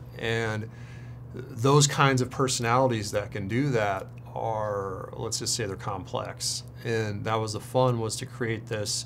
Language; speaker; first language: English; native; English